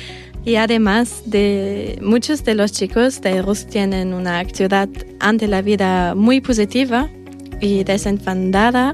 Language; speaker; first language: Spanish; non-native, fluent; German